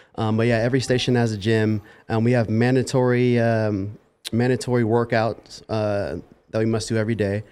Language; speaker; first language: English; native; English